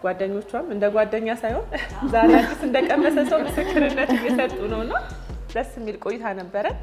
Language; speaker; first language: Amharic; native; Amharic